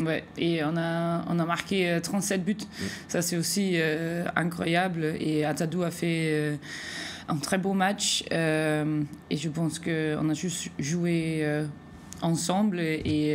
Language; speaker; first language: French; non-native, fluent; Danish